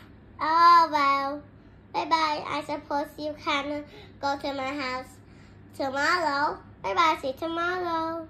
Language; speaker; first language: English; non-native, learner; Vietnamese